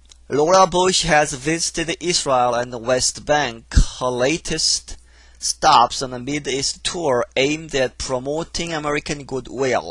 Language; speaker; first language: English; non-native, fluent; Korean